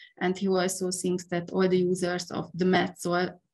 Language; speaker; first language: English; non-native, fluent; Hungarian